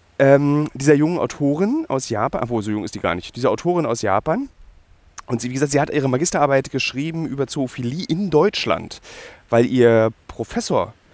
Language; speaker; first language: German; native; German